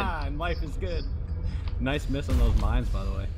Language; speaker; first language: English; native; English